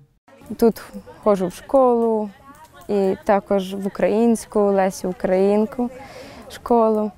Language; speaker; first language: Ukrainian; early bilingual, heritage; Ukrainian